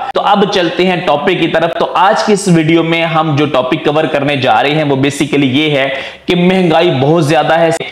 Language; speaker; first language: Urdu; non-native, local second language; Punjabi